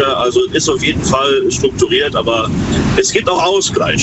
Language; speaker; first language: German; native; German